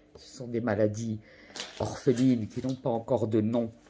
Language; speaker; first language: French; non-native, local second language; Arabic